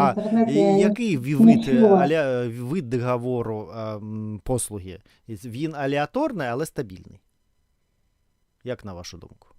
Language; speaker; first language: Ukrainian; non-native, learner; Russian